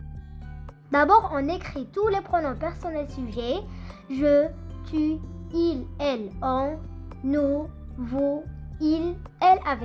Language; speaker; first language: French; non-native, fluent; Arabic